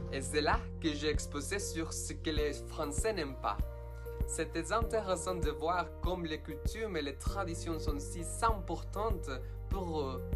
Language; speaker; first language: French; non-native, learner; Spanish